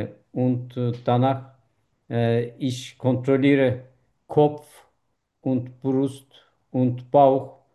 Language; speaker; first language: German; non-native, learner; Turkish